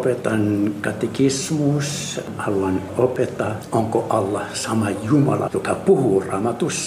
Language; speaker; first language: Finnish; non-native, fluent; Arabic